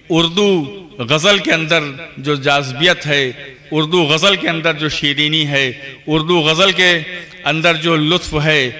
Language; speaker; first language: Urdu; native; Urdu